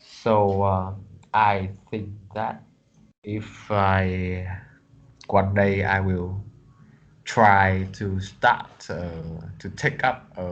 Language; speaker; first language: English; non-native, learner; Vietnamese